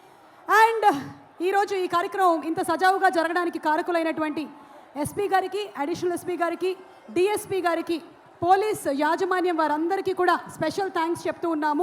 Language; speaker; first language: Telugu; native; Telugu